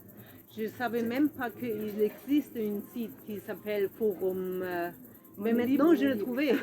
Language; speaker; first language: French; non-native, fluent; German